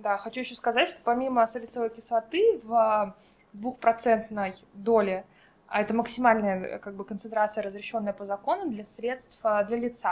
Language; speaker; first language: Russian; native; Russian